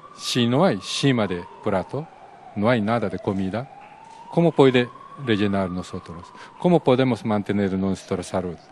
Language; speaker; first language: Spanish; non-native, learner; Japanese